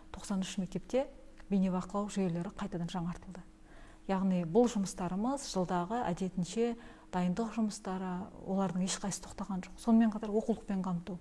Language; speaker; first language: Kazakh; native; Kazakh